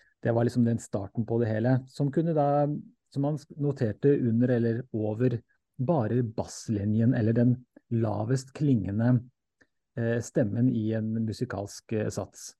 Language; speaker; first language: Norwegian; native; Norwegian